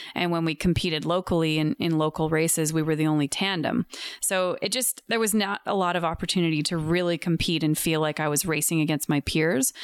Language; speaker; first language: English; native; English